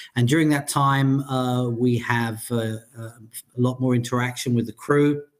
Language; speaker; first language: English; native; English